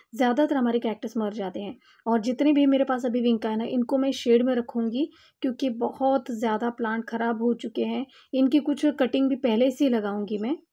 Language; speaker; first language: Hindi; non-native, local second language; Marathi